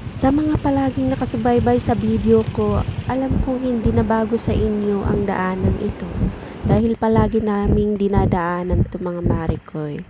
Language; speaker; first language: Filipino; non-native, local second language; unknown